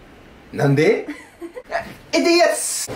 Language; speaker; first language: Japanese; native; Japanese